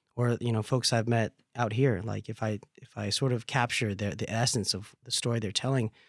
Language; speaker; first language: English; native; English